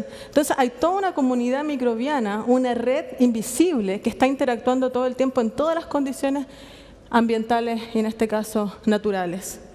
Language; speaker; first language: Spanish; native; Spanish